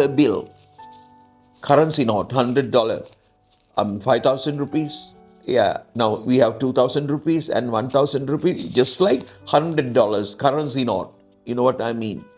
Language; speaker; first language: English; non-native, local second language; Sinhala